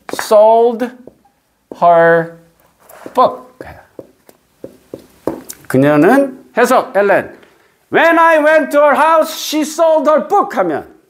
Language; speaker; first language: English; non-native, fluent; Korean